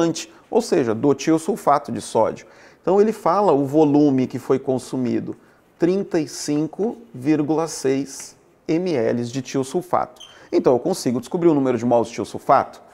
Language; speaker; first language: Portuguese; native; Portuguese